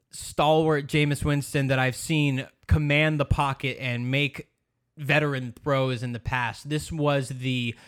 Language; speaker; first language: English; native; English